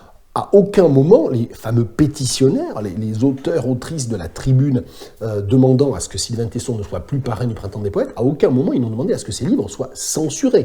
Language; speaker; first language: French; native; French